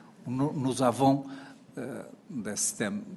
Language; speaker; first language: French; non-native, fluent; Portuguese